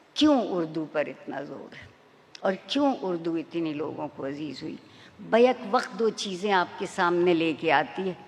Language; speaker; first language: Urdu; native; Urdu